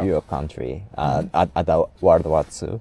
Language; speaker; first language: English; non-native, learner; Japanese